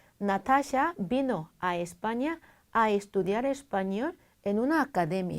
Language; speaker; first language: Spanish; non-native, fluent; Korean